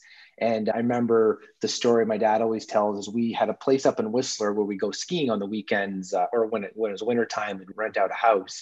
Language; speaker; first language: English; native; English